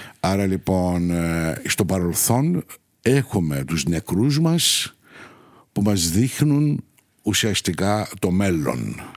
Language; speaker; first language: Greek; non-native, local second language; Turkish